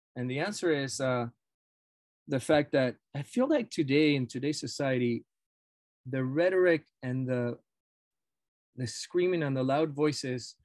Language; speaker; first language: English; non-native, fluent; Spanish